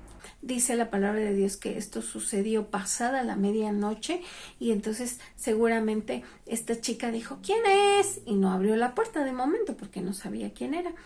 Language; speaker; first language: Spanish; native; Spanish